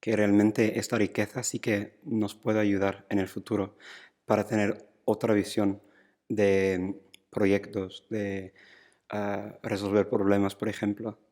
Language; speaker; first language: Spanish; non-native, fluent; English